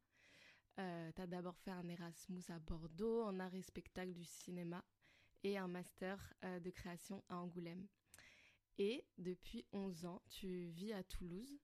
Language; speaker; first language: French; native; French